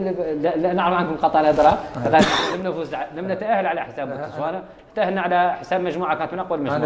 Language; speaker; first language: Arabic; native; Arabic